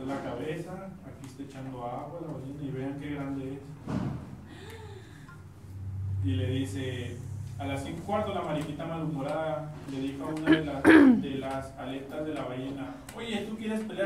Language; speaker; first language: Spanish; native; Spanish